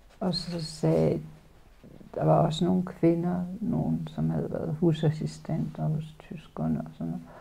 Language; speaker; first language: Danish; early bilingual, other home language; Polish